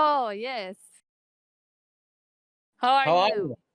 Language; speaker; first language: English; non-native, learner; Portuguese